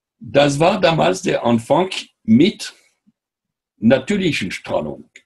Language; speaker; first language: German; non-native, fluent; French